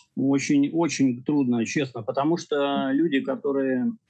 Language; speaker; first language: Russian; native; Russian